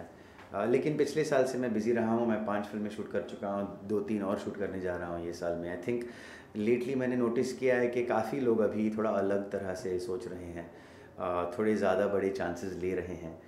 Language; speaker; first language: Hindi; native; Hindi